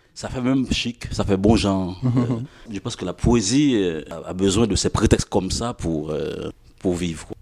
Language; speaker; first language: French; non-native, local second language; Haitian Creole